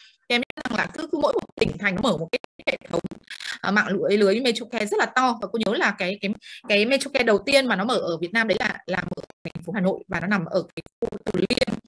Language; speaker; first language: Vietnamese; native; Vietnamese